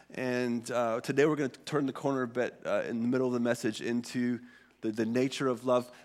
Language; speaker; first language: English; early bilingual, other home language; Swedish